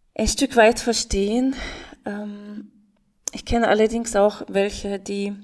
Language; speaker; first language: German; non-native, fluent; Russian